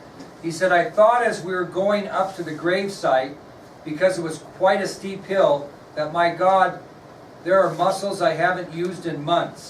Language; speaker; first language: English; native; English